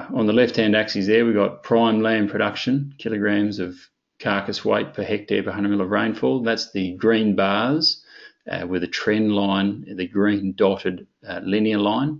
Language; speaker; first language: English; native; English